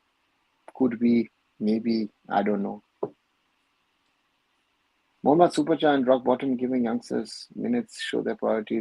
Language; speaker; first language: English; non-native, local second language; Bangla